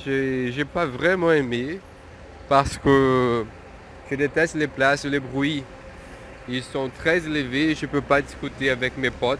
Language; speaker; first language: French; non-native, fluent; Portuguese